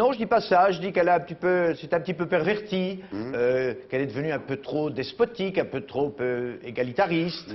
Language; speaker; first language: French; native; French